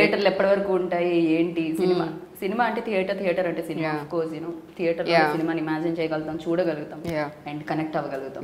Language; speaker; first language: Telugu; native; Telugu